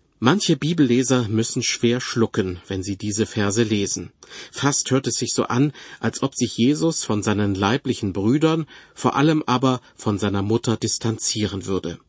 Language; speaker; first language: German; native; German